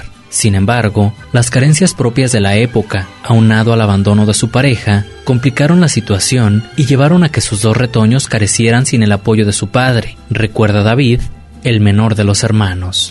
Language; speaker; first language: Spanish; native; Spanish